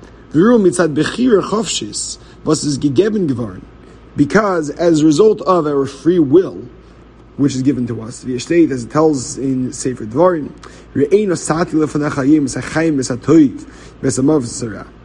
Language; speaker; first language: English; native; English